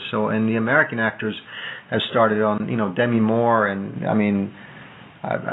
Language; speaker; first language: English; non-native, fluent; Italian